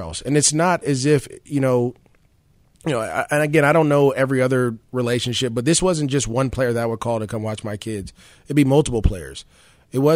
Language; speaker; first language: English; native; English